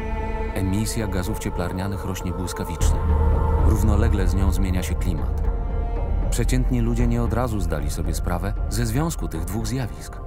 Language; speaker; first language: Polish; native; Polish